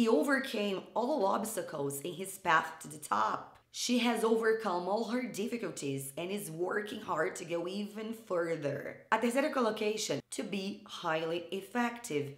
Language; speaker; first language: English; non-native, fluent; Portuguese